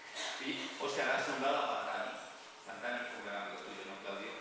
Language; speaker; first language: Spanish; native; Spanish